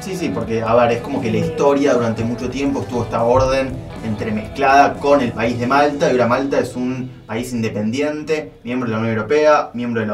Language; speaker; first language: Spanish; native; Spanish